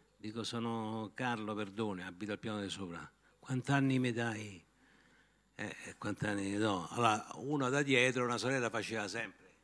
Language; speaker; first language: Italian; native; Italian